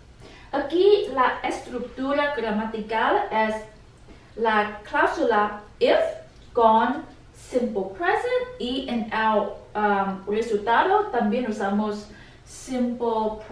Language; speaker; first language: Spanish; non-native, learner; English